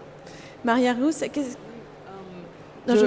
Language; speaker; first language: French; native; French